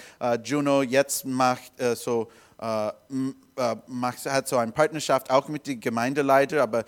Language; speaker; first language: German; non-native, learner; English